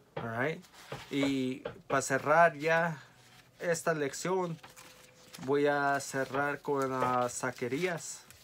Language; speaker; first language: Spanish; early bilingual, heritage; Spanish